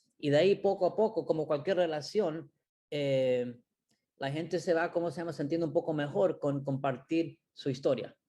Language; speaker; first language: Spanish; early bilingual, heritage; Spanish